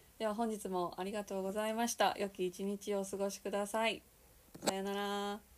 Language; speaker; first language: Japanese; native; Japanese